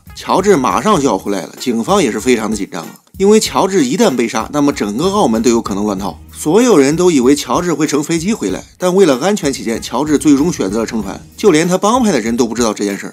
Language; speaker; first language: Chinese; native; Chinese